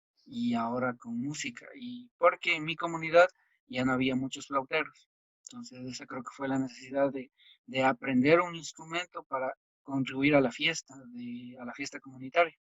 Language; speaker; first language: Spanish; non-native, local second language; Quechua